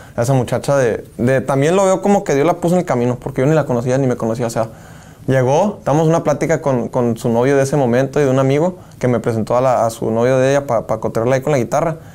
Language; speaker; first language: Spanish; early bilingual, heritage; Spanish